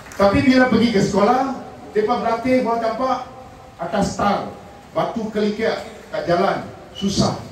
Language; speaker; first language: Malay; non-native, local second language; Min Nan Chinese